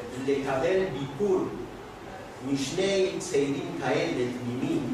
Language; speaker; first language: Hebrew; non-native, fluent; Spanish